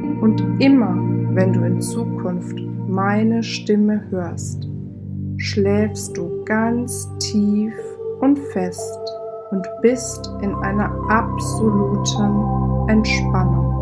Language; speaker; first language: German; native; German